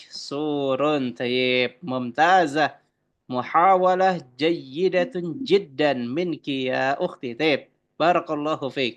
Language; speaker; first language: Arabic; non-native, fluent; Indonesian